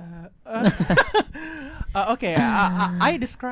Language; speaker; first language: English; non-native, learner; Indonesian